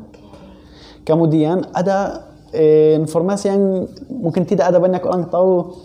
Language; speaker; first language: Indonesian; non-native, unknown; Arabic